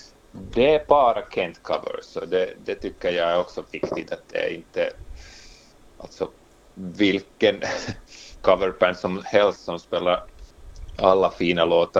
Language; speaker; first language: Swedish; non-native, local second language; Finnish